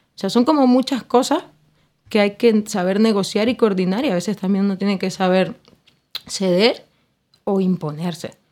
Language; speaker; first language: Spanish; native; Spanish